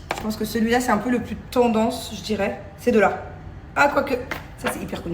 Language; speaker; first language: French; native; French